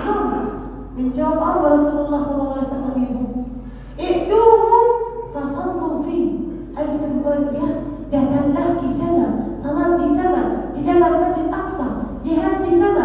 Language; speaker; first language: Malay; non-native, learner; Arabic